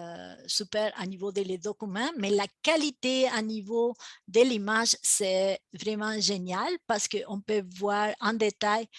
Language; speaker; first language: French; non-native, fluent; Spanish